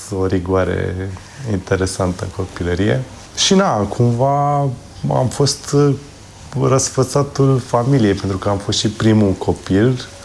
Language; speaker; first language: Romanian; native; Romanian